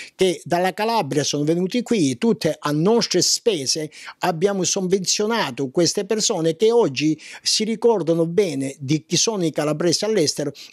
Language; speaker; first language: Italian; native; Italian